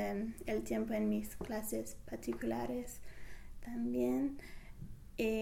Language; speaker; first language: Spanish; non-native, fluent; English